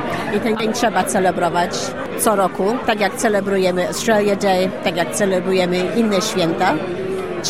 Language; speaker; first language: Polish; early bilingual, heritage; Polish